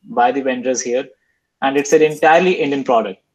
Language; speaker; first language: English; non-native, local second language; Hindi